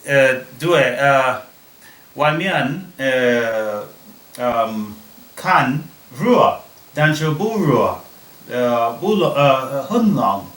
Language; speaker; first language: Chinese; non-native, learner; English